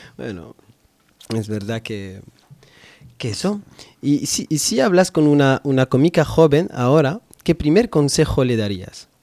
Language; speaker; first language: Spanish; non-native, fluent; French